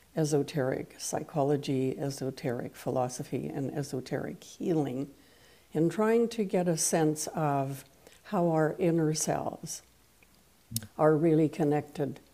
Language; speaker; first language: English; non-native, fluent; French